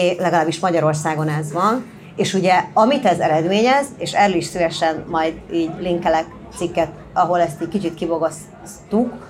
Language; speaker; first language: Hungarian; native; Hungarian